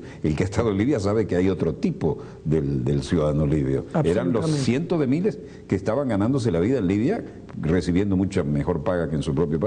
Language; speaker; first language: Spanish; native; Spanish